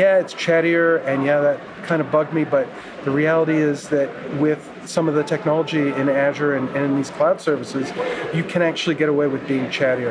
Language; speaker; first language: English; native; English